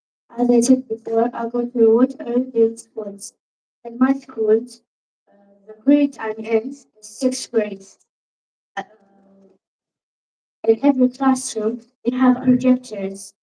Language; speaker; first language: English; non-native, learner; Arabic